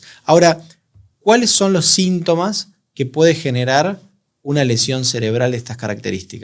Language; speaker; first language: Spanish; native; Spanish